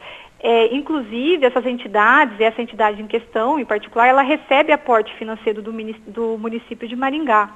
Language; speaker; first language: Portuguese; native; Portuguese